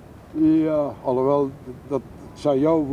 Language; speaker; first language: Dutch; native; Dutch